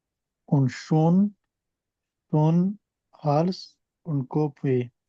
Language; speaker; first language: German; non-native, learner; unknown